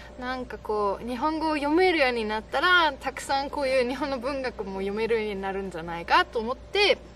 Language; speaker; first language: Japanese; non-native, fluent; German